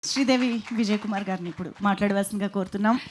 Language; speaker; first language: Telugu; native; Telugu